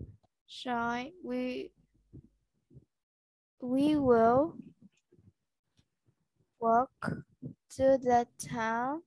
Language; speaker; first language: English; non-native, learner; Vietnamese